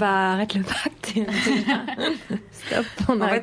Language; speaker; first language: French; native; French